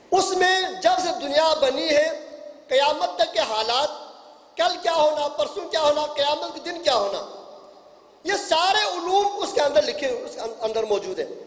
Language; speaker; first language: Urdu; non-native, local second language; Punjabi